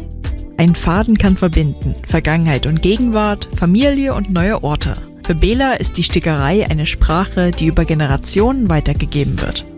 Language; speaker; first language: German; native; German